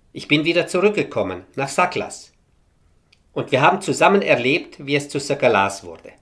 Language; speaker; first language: German; early bilingual, heritage; Romanian